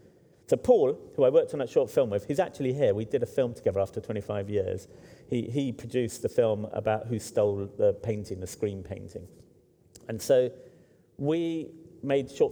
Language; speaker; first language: English; native; English